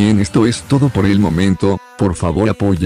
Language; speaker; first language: Spanish; native; Spanish